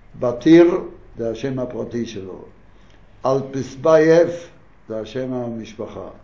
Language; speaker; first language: Hebrew; non-native, fluent; Yiddish